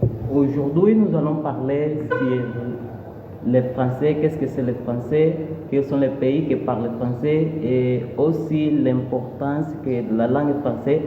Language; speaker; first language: French; non-native, learner; Portuguese